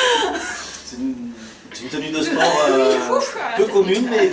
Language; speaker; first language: French; native; French